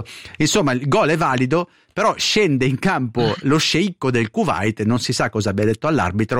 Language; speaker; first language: Italian; native; Italian